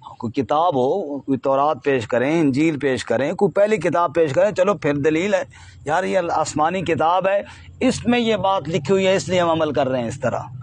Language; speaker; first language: Urdu; non-native, local second language; Punjabi